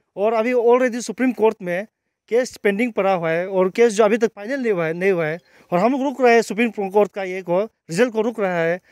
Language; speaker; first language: Hindi; non-native, local second language; Nyishi